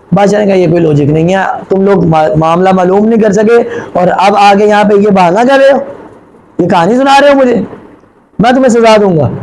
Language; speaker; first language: Urdu; non-native, local second language; Punjabi